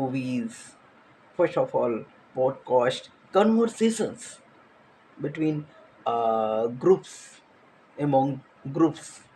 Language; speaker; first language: English; non-native, learner; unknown